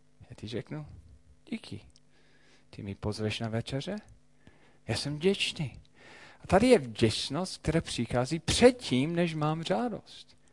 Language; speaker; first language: Czech; non-native, fluent; English